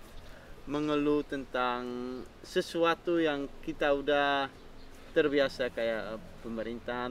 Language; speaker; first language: Indonesian; non-native, fluent; Dutch